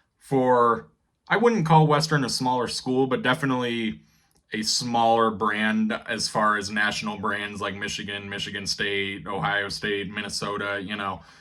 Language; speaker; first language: English; native; English